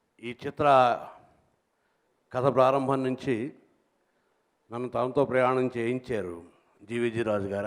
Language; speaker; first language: Telugu; native; Telugu